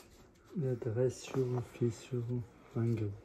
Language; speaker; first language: German; non-native, learner; Somali